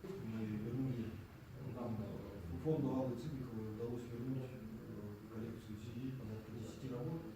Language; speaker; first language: Russian; native; Russian